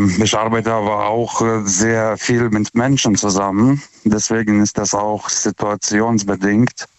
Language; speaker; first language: German; non-native, fluent; Lithuanian